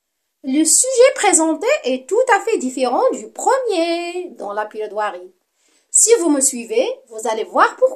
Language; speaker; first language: French; non-native, local second language; Arabic